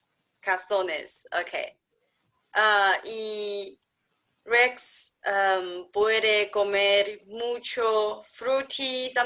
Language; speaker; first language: Spanish; non-native, learner; Chinese